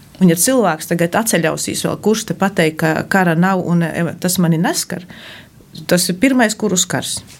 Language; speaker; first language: Latvian; native; Latvian